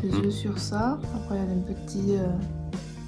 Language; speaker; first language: French; non-native, learner; Chinese